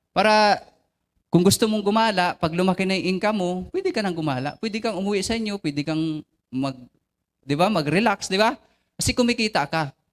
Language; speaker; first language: Filipino; non-native, local second language; Bikol